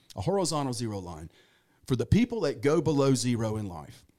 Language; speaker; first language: English; native; English